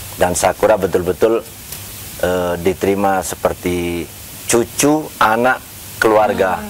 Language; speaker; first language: Indonesian; non-native, local second language; Madurese